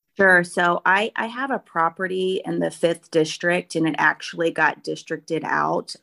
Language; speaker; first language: English; native; English